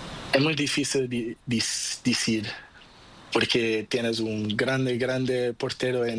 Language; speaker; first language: Spanish; non-native, learner; Portuguese